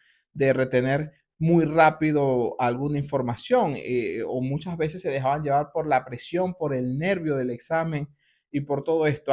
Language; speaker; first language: Spanish; native; Spanish